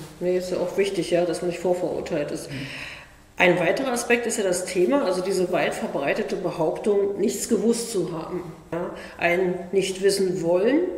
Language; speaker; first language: German; native; German